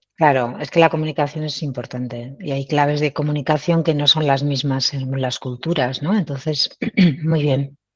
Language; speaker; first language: Spanish; native; Spanish